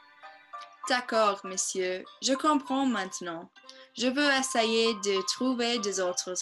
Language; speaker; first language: French; non-native, learner; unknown